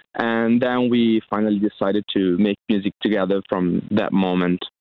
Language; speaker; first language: English; non-native, fluent; Italian